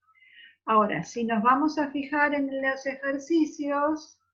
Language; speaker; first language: Spanish; native; Spanish